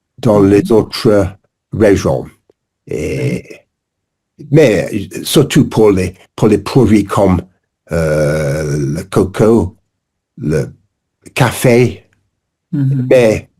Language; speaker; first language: French; non-native, learner; English